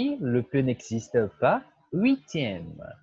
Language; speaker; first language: French; non-native, fluent; Portuguese